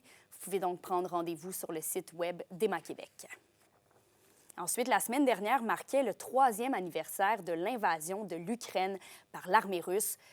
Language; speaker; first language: French; native; French